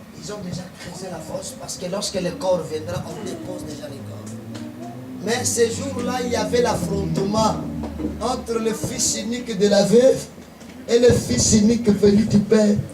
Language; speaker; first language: French; non-native, local second language; Lingala